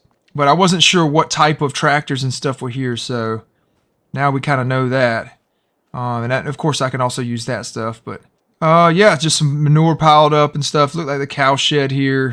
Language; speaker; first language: English; native; English